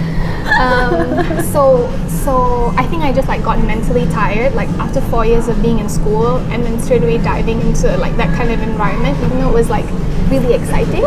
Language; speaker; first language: English; non-native, local second language; Malay